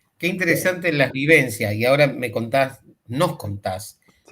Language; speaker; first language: Spanish; native; Spanish